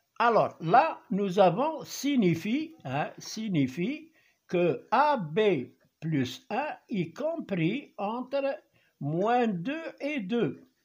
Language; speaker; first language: French; non-native, local second language; Arabic